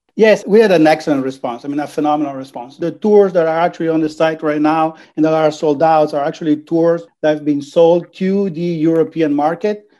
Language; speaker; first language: English; non-native, fluent; Italian